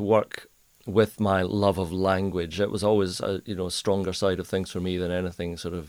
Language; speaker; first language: English; native; English